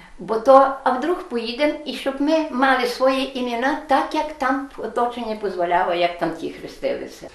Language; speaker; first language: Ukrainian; native; Ukrainian